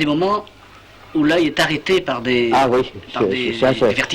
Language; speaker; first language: French; native; French